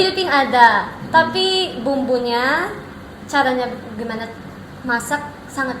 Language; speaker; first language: Indonesian; non-native, learner; Filipino